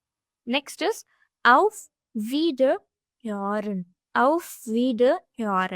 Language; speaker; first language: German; non-native, fluent; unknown